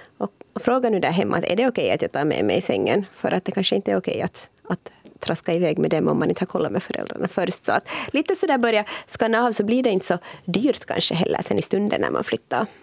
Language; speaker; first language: Swedish; native; Swedish